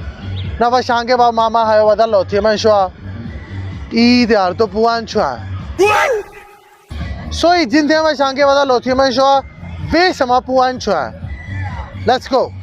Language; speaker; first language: Chinese; non-native, fluent; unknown